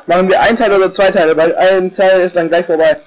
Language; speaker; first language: German; native; German